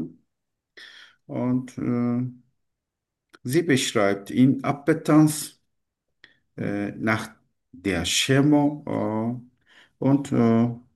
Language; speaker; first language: German; non-native, learner; Turkish